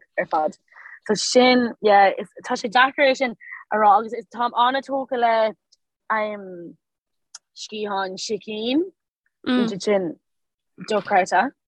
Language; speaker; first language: Irish; non-native, local second language; English